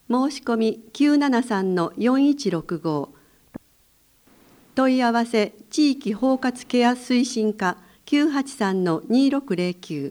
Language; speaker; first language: Japanese; native; Japanese